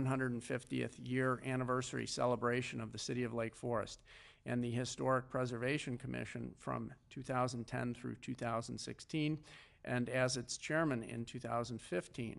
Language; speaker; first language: English; native; English